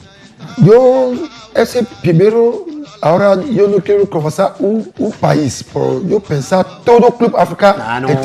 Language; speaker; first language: Spanish; non-native, learner; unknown